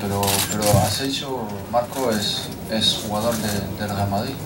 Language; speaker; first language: Spanish; non-native, fluent; French